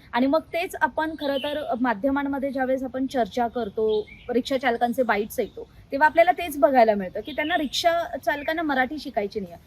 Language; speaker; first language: Marathi; native; Marathi